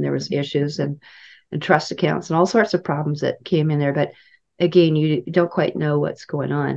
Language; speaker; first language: English; native; English